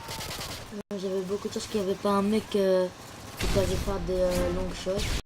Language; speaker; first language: French; native; French